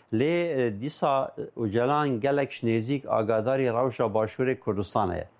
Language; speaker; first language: Kurdish; native; Kurdish